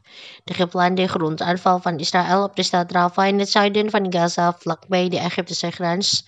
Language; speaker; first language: Dutch; non-native, fluent; Indonesian